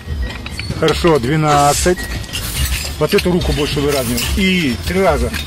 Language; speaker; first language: Russian; native; Russian